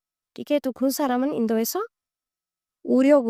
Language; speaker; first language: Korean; non-native, learner; Hindi